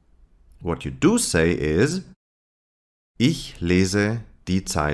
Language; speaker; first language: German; non-native, fluent; English